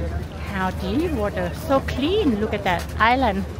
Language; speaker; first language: English; non-native, learner; Thai